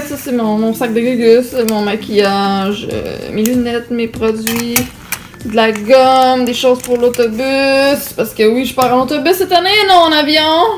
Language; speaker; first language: French; native; French